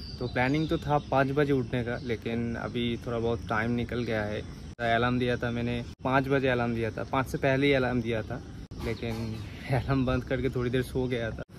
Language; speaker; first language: Hindi; non-native, local second language; Bangla